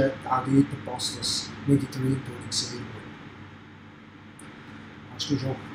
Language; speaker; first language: German; native; German